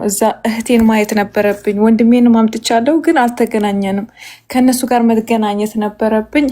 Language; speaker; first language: Amharic; native; Amharic